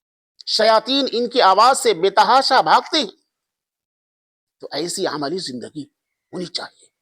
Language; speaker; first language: Urdu; native; Urdu